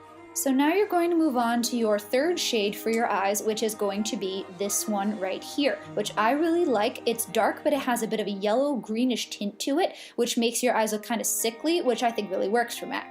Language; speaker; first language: English; native; English